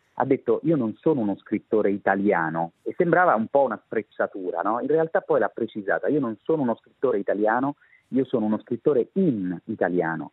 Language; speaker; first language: Italian; native; Italian